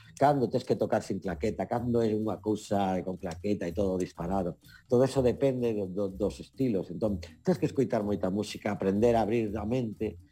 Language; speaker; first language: Galician; native; Galician